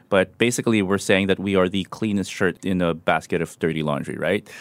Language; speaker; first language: English; non-native, local second language; Filipino